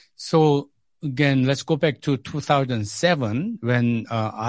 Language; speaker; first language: English; non-native, fluent; Korean